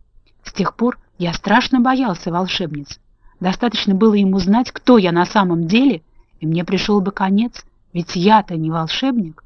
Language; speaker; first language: Russian; native; Russian